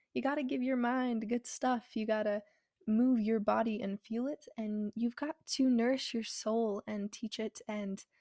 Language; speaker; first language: English; native; English